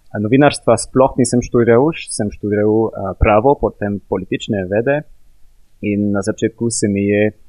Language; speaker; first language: Slovenian; non-native, fluent; French